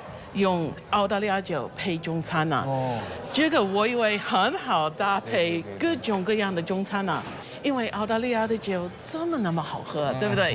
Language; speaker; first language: Chinese; non-native, fluent; English